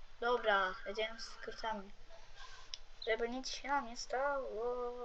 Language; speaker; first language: Polish; native; Polish